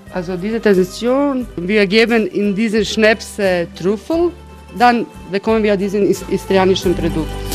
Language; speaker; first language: German; non-native, learner; Croatian